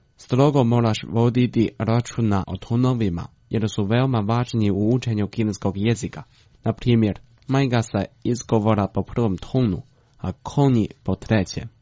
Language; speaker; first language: Croatian; non-native, fluent; Chinese